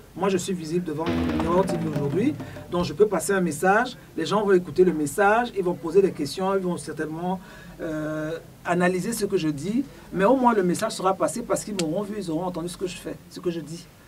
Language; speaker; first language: French; non-native, local second language; Duala